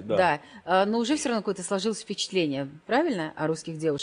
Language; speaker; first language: Russian; native; Russian